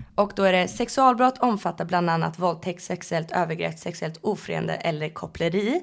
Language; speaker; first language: Swedish; native; Swedish